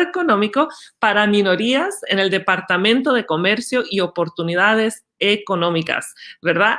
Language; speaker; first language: Spanish; early bilingual, other home language; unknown